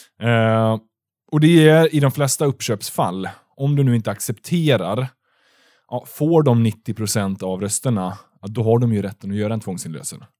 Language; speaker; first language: Swedish; native; Swedish